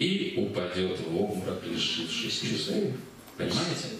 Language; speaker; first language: Russian; native; Russian